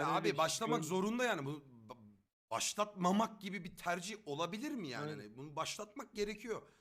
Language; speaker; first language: Turkish; native; Turkish